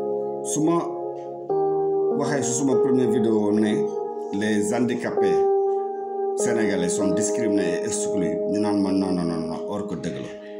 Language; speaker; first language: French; non-native, local second language; Wolof